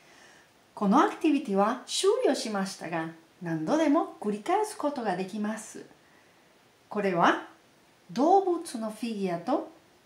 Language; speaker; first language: Japanese; non-native, fluent; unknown